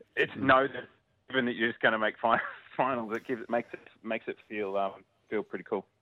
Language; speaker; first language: English; native; English